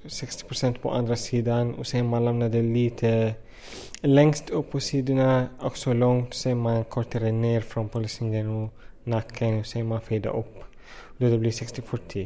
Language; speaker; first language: Swedish; non-native, fluent; Arabic